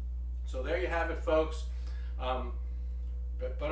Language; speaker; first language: English; native; English